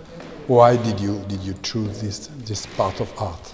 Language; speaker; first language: English; non-native, fluent; French